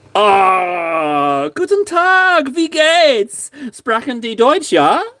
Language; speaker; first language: German; non-native, learner; English